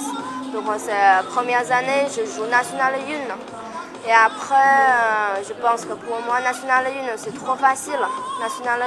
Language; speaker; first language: French; non-native, learner; Chinese